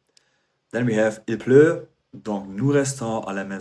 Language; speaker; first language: French; non-native, fluent; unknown